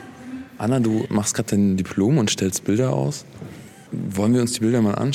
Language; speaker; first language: German; native; German